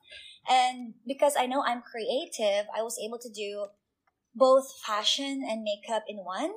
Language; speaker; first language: English; non-native, local second language; Filipino